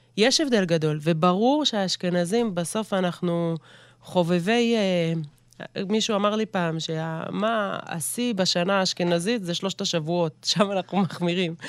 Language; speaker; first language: Hebrew; native; Hebrew